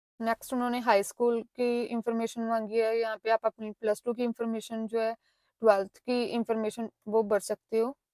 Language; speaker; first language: Hindi; non-native, local second language; Punjabi